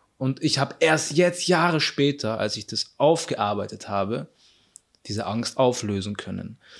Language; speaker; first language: German; early bilingual, other home language; Arabic